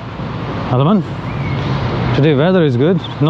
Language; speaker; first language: English; non-native, learner; Hindi